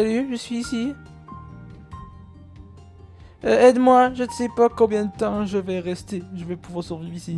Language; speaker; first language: French; native; French